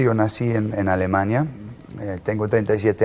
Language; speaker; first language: Spanish; non-native, fluent; German